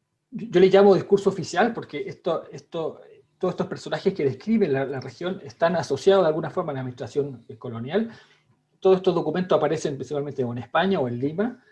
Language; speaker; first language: Spanish; native; Spanish